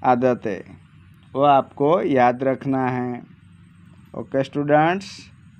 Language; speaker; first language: Hindi; non-native, local second language; Gujarati